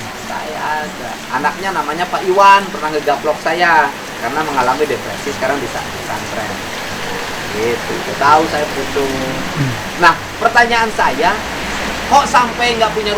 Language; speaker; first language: Indonesian; non-native, local second language; Sundanese